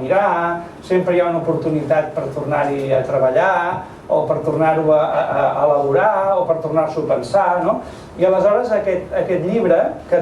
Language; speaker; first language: Catalan; native; Catalan